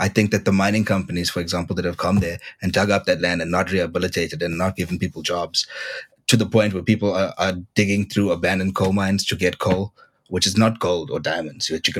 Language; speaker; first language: English; native; English